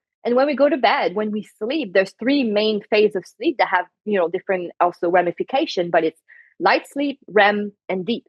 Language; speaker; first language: English; non-native, fluent; French